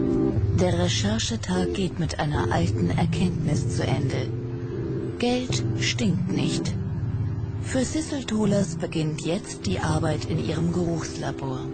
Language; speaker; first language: German; native; German